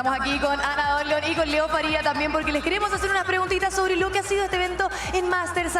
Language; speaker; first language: Spanish; native; Spanish